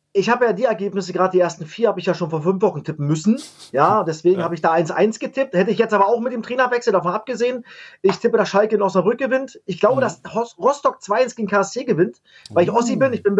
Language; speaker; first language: German; native; German